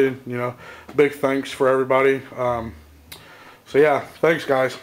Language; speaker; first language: English; native; English